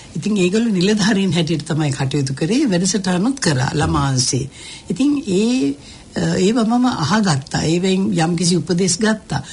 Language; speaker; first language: Sinhala; native; Sinhala